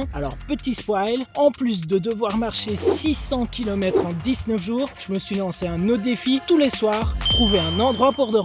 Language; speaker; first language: French; native; French